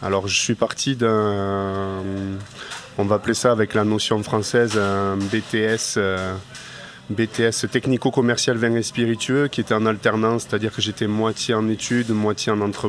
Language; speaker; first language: French; native; French